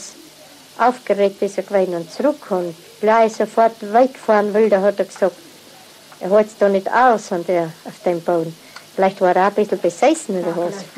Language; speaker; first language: German; native; German